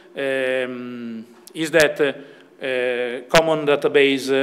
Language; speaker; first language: English; non-native, fluent; Italian